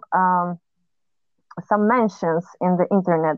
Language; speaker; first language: English; non-native, fluent; Polish